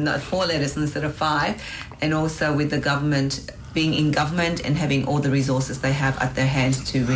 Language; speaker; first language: English; non-native, local second language; Vietnamese